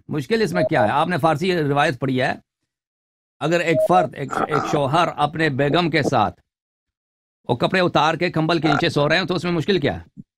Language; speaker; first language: Urdu; native; Urdu